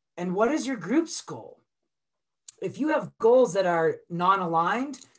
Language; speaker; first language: English; native; English